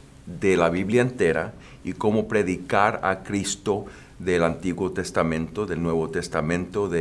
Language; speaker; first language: Spanish; early bilingual, heritage; Spanish